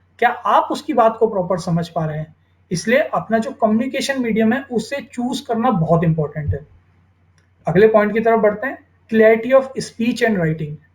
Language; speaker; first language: Hindi; native; Hindi